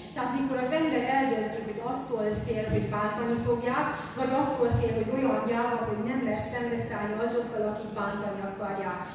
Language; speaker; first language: Hungarian; native; Hungarian